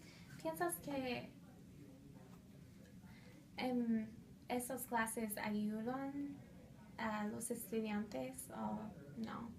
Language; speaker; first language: Spanish; non-native, fluent; English